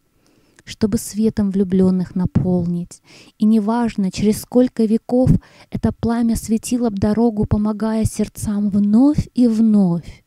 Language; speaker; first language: Russian; native; Russian